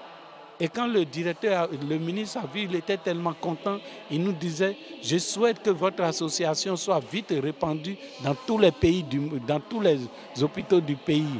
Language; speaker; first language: French; non-native, local second language; Fon